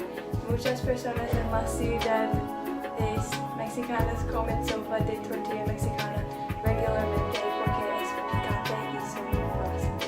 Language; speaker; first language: Spanish; non-native, learner; English